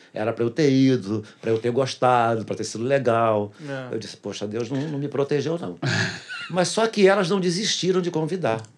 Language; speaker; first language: Portuguese; native; Portuguese